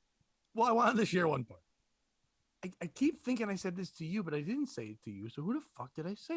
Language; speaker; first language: English; native; English